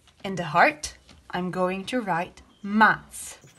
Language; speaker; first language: English; non-native, fluent; Italian